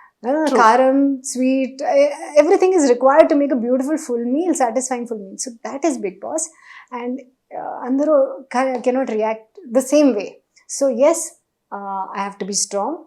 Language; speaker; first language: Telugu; non-native, local second language; Hindi